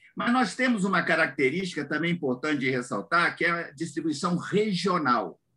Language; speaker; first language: Portuguese; native; Portuguese